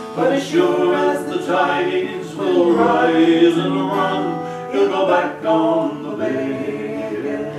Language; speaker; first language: English; native; English